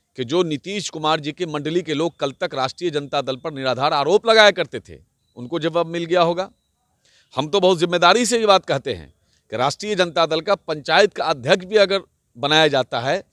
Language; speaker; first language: Hindi; native; Hindi